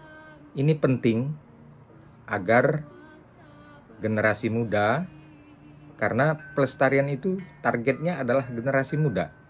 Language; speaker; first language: Indonesian; non-native, local second language; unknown